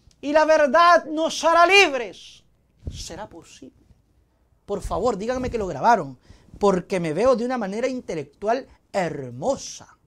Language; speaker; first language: Spanish; native; Spanish